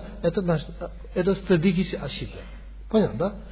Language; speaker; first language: Russian; non-native, learner; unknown